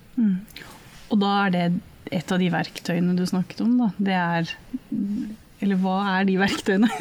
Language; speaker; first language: Norwegian; native; Norwegian